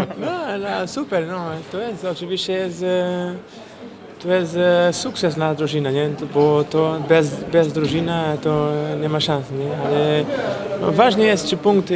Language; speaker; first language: Polish; non-native, fluent; Portuguese